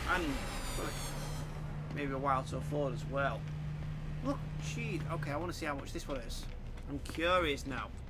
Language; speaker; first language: English; native; English